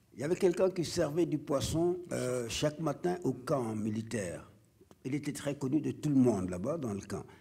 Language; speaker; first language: French; non-native, local second language; Wolof